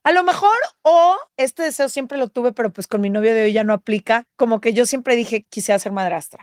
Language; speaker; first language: Spanish; native; Spanish